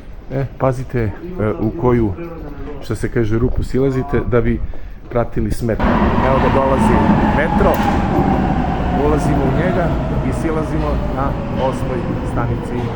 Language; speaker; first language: Serbian; native; Serbian